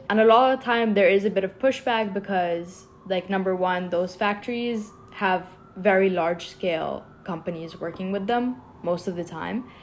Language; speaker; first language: English; non-native, fluent; Arabic